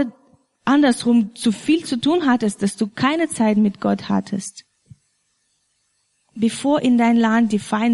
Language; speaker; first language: German; non-native, fluent; Russian